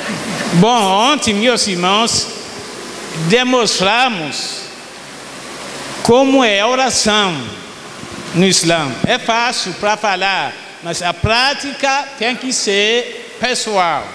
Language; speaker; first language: Portuguese; non-native, fluent; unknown